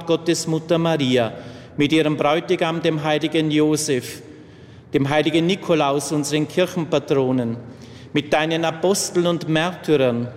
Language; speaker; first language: German; native; German